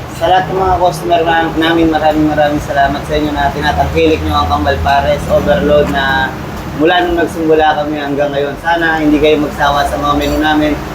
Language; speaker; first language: Filipino; non-native, local second language; Pampanga